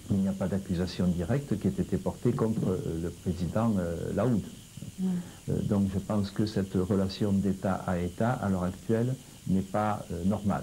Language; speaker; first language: French; native; French